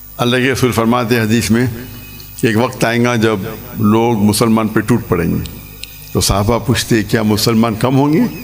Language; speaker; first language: Urdu; non-native, local second language; English